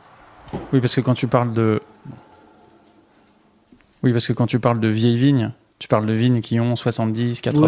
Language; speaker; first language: French; native; French